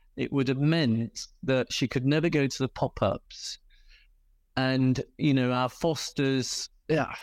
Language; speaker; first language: English; native; English